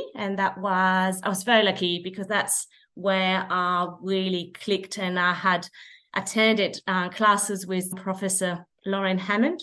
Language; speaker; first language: English; non-native, fluent; French